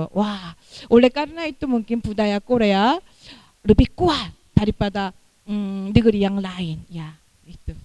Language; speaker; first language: Indonesian; non-native, fluent; Korean